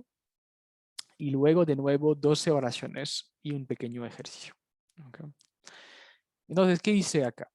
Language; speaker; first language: Spanish; native; Spanish